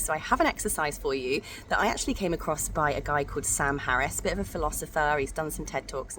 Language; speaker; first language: English; native; English